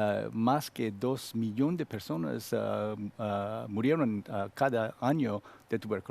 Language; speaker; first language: Spanish; non-native, learner; Korean